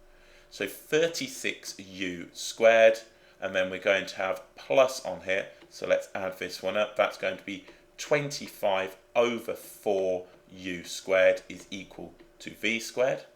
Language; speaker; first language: English; native; English